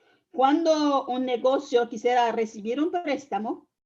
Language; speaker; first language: Spanish; non-native, fluent; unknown